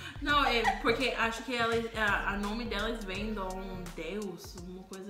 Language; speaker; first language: Portuguese; non-native, fluent; English